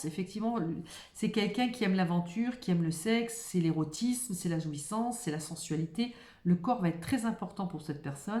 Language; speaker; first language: French; native; French